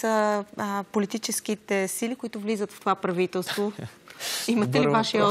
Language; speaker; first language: Bulgarian; native; Bulgarian